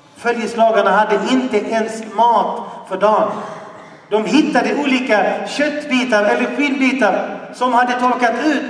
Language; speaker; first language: Swedish; non-native, fluent; Arabic